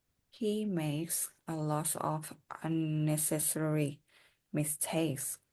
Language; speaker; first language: English; non-native, learner; Thai